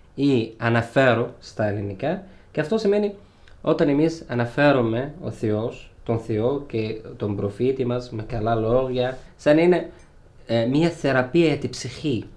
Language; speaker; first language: Greek; non-native, learner; Arabic